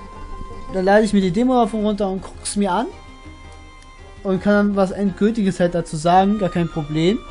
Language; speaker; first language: German; native; German